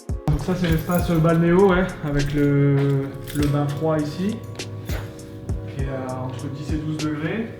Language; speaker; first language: French; native; French